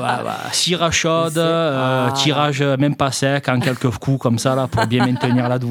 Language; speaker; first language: French; native; French